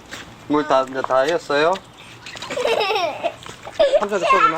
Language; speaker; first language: Korean; native; Korean